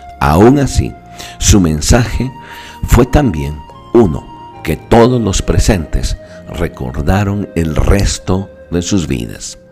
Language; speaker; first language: Spanish; native; Spanish